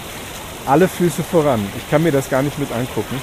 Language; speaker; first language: German; native; German